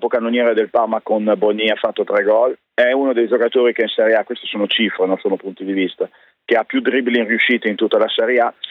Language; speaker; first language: Italian; native; Italian